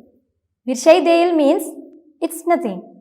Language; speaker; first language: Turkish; non-native, fluent; Malayalam